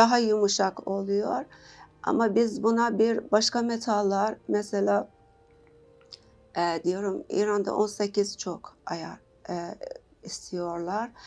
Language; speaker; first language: Turkish; non-native, learner; Persian